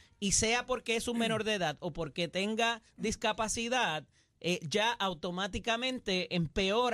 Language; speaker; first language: Spanish; native; Spanish